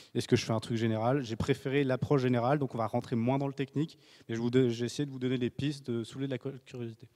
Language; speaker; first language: French; native; French